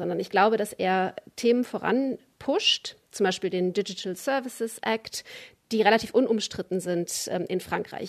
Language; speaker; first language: German; native; German